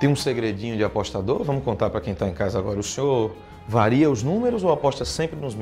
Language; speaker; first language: Portuguese; native; Portuguese